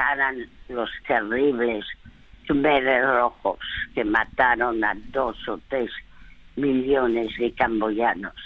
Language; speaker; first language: Spanish; early bilingual, other home language; French